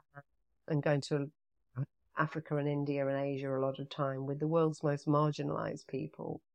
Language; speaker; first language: English; native; English